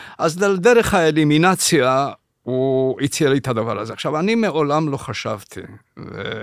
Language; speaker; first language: Hebrew; early bilingual, other home language; Spanish